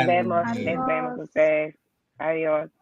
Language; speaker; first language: Spanish; non-native, learner; English